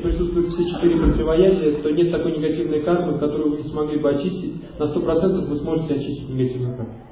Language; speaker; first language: Russian; native; Russian